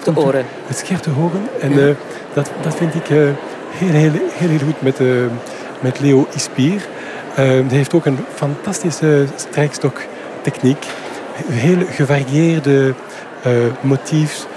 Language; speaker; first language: Dutch; non-native, fluent; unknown